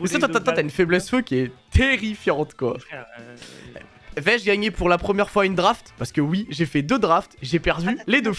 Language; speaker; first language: French; native; French